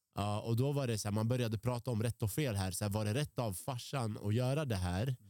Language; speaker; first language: Swedish; early bilingual, other home language; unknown